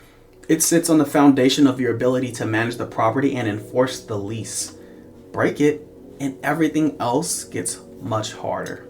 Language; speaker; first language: English; native; English